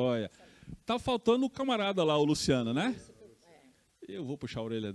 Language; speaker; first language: Portuguese; native; Portuguese